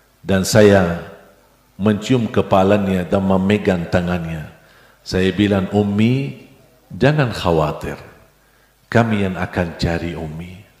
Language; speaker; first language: Indonesian; non-native, fluent; Arabic